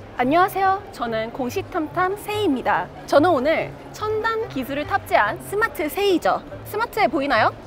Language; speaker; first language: Korean; native; Korean